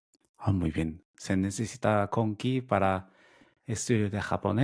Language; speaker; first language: Spanish; non-native, fluent; Japanese